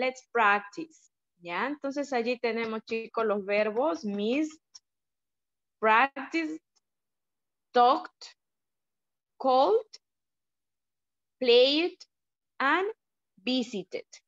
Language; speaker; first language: English; non-native, learner; Spanish